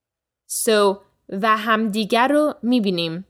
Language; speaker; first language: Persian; early bilingual, heritage; Persian